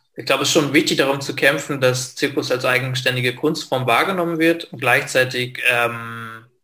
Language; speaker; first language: German; native; German